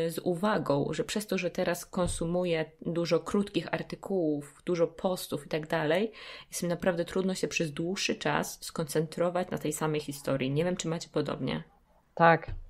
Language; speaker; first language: Polish; native; Polish